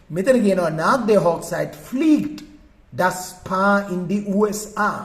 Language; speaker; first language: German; non-native, fluent; Sinhala